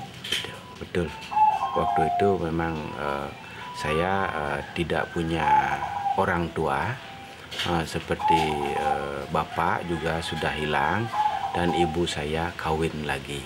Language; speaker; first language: Indonesian; non-native, local second language; Balinese